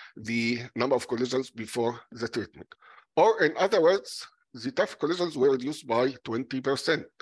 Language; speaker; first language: English; non-native, fluent; Arabic